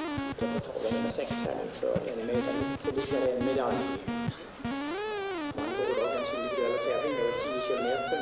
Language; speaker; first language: Swedish; native; Swedish